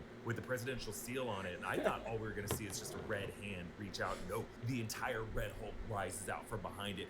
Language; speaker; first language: English; native; English